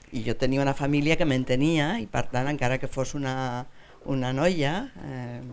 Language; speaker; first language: Catalan; native; Catalan